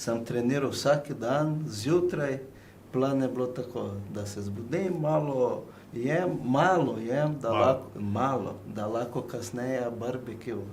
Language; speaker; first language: Slovenian; non-native, fluent; Portuguese